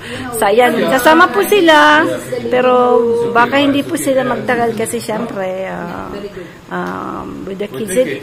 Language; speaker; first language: Filipino; native; Filipino